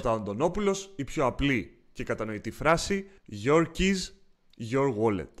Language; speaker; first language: Greek; native; Greek